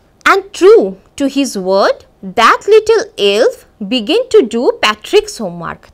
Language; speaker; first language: English; non-native, local second language; Bangla